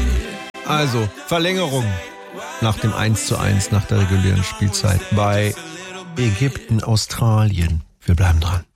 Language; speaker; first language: German; native; German